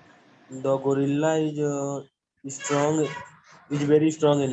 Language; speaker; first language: English; non-native, learner; Hindi